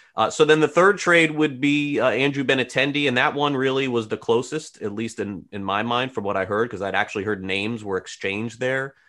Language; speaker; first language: English; native; English